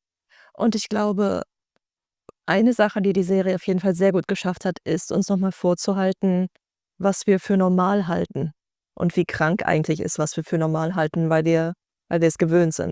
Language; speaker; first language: German; native; German